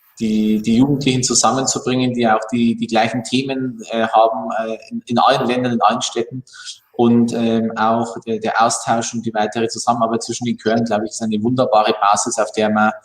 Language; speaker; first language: German; native; German